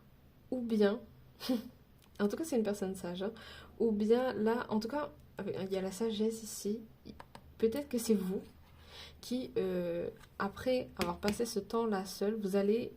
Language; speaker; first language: French; native; French